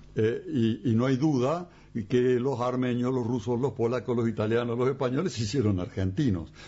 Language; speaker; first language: Spanish; native; Spanish